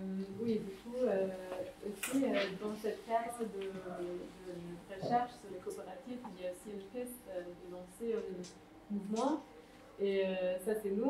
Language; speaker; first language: French; non-native, fluent; Dutch